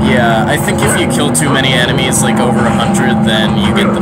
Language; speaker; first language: English; native; English